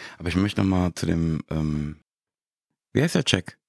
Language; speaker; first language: German; native; German